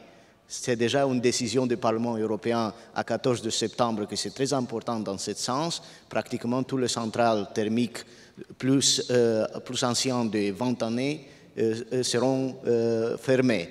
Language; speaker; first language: French; non-native, fluent; Romanian